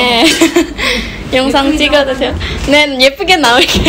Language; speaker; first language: Korean; non-native, learner; Indonesian